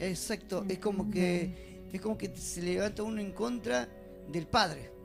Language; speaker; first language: Spanish; native; Spanish